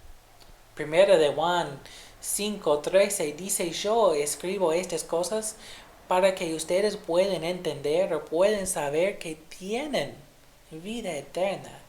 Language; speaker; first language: Spanish; non-native, fluent; English